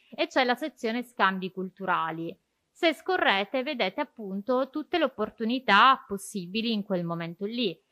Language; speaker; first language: Italian; native; Italian